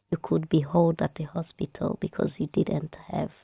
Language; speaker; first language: English; non-native, local second language; Kinyarwanda